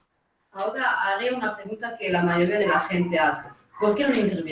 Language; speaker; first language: Spanish; non-native, fluent; Italian